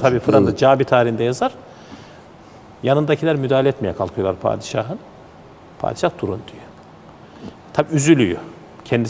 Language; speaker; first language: Turkish; native; Turkish